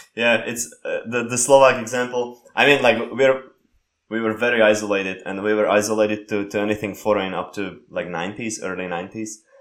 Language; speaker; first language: English; non-native, fluent; Slovak